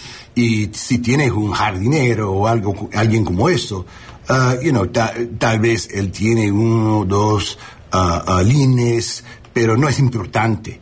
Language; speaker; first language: Spanish; non-native, learner; English